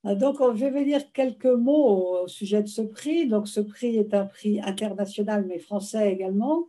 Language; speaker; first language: French; native; French